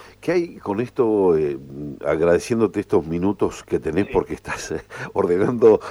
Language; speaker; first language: Spanish; native; Spanish